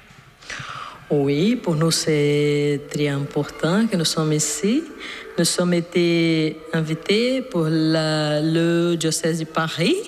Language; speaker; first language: French; non-native, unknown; Portuguese